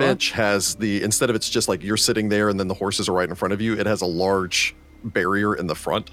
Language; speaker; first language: English; native; English